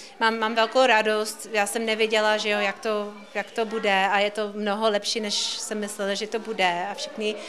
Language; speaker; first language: Czech; non-native, learner; English